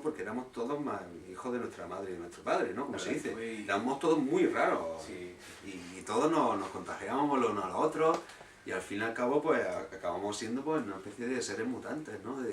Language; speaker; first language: Spanish; native; Spanish